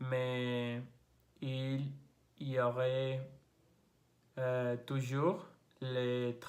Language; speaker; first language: French; non-native, learner; Spanish